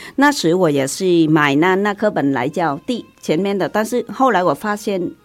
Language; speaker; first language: Chinese; non-native, fluent; Vietnamese